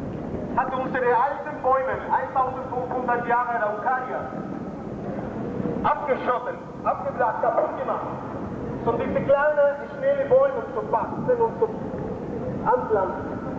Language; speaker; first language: German; non-native, fluent; Spanish